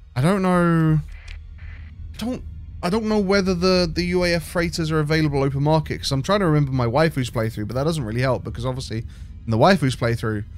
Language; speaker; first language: English; native; English